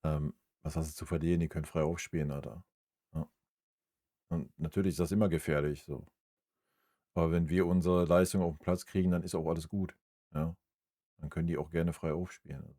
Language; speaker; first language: German; native; German